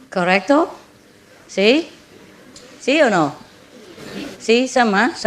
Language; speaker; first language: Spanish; non-native, learner; Vietnamese